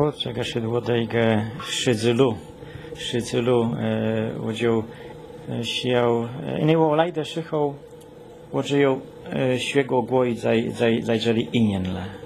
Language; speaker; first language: Chinese; non-native, learner; Polish